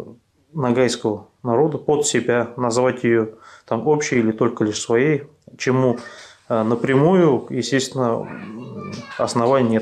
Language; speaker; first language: Russian; native; Russian